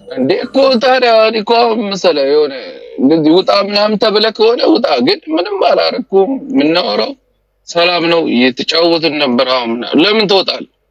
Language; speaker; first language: Amharic; native; Amharic